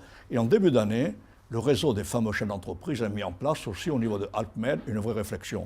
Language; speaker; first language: French; native; French